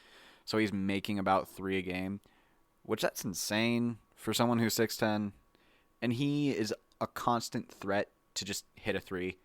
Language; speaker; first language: English; native; English